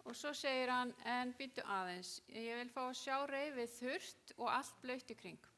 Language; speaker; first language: Icelandic; non-native, fluent; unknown